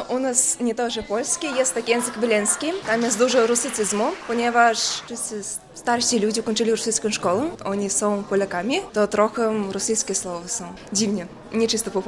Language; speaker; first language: Polish; early bilingual, heritage; Polish